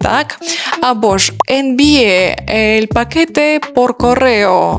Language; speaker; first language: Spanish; non-native, fluent; Ukrainian